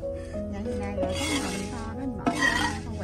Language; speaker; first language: Vietnamese; native; Vietnamese